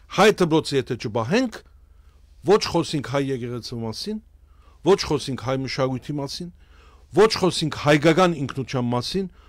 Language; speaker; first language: Armenian; early bilingual, heritage; Armenian